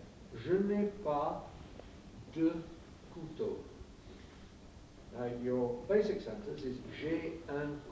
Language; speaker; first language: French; non-native, fluent; English